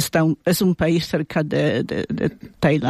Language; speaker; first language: Spanish; non-native, fluent; Polish